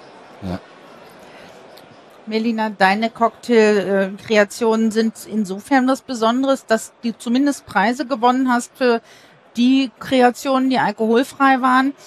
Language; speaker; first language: German; native; German